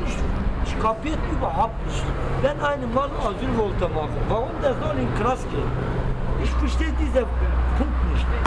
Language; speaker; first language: German; non-native, learner; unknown